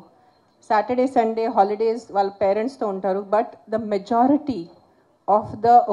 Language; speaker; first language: Telugu; non-native, local second language; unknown